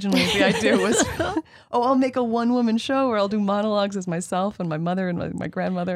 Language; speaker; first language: English; native; English